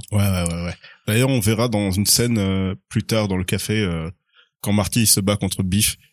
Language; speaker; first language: French; native; French